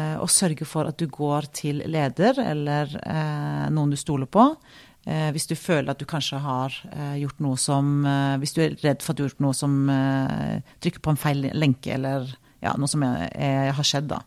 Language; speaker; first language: Norwegian; native; Norwegian